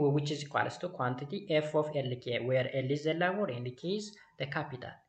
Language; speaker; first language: English; non-native, local second language; Amharic